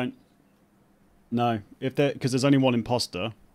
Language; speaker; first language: English; native; English